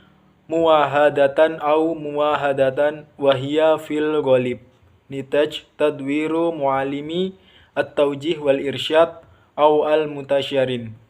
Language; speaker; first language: Arabic; non-native, learner; Indonesian